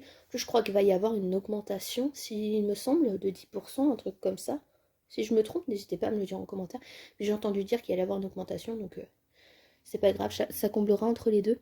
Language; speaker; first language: French; native; French